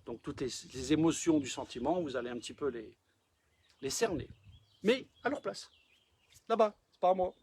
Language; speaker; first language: French; native; French